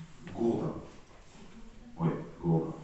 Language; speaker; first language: French; native; French